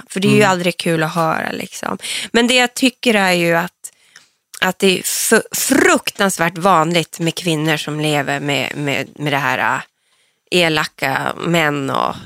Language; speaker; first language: Swedish; native; Swedish